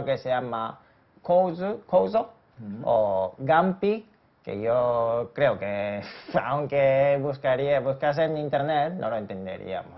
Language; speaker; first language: Spanish; non-native, fluent; Japanese